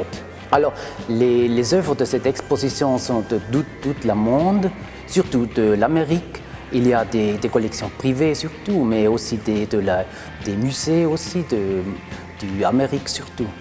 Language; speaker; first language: French; non-native, local second language; German